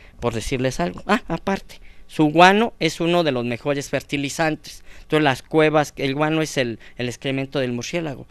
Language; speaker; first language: Spanish; native; Spanish